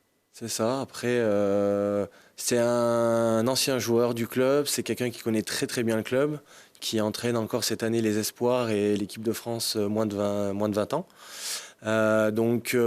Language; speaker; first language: French; native; French